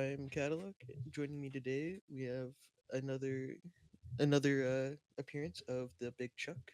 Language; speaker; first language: English; native; English